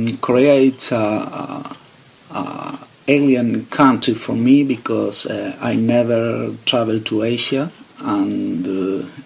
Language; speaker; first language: English; non-native, fluent; Spanish